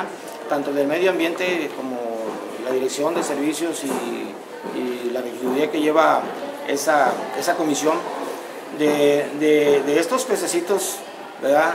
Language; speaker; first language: Spanish; native; Spanish